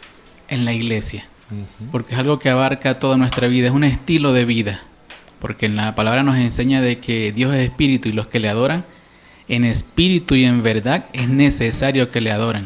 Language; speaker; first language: Spanish; native; Spanish